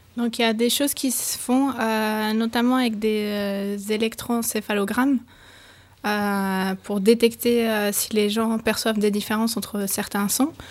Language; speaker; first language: French; non-native, fluent; Spanish